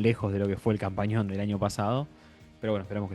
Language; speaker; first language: Spanish; native; Spanish